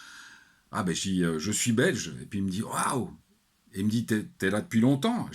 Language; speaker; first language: French; native; French